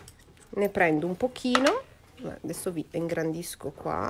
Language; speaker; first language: Italian; native; Italian